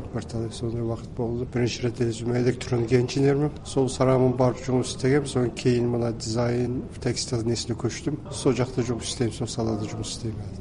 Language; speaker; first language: Kazakh; early bilingual, heritage; Kazakh